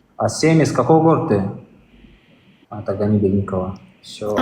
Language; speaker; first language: Russian; non-native, local second language; Turkmen